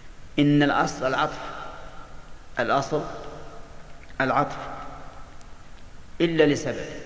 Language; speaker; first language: Arabic; native; Arabic